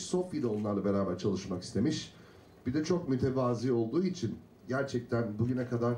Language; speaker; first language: Turkish; native; Turkish